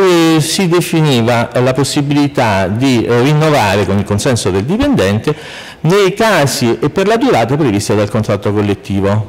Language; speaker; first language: Italian; native; Italian